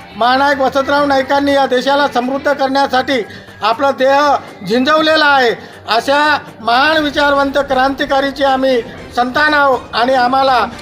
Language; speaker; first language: Marathi; non-native, local second language; Lambadi